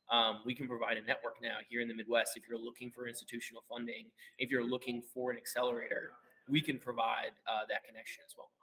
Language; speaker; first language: English; native; English